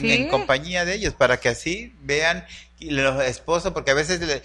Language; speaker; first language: Spanish; native; Spanish